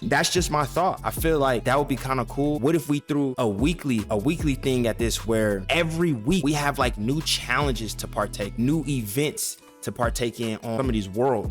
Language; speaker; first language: English; native; English